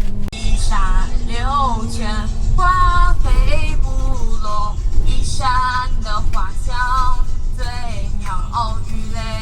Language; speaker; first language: Chinese; native; Chinese